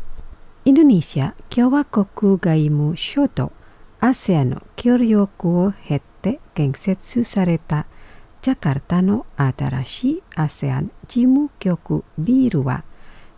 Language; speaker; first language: Japanese; non-native, fluent; Indonesian